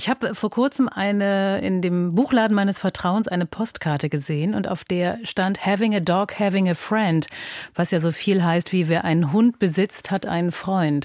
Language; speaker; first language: German; native; German